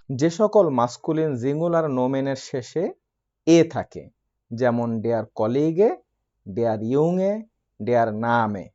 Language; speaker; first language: Bangla; native; Bangla